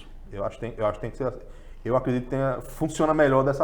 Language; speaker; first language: Portuguese; native; Portuguese